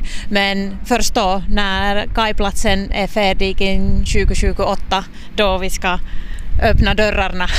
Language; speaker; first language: Swedish; non-native, local second language; Finnish